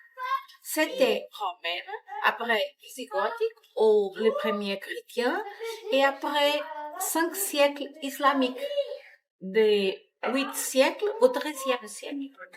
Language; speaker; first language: French; non-native, learner; Portuguese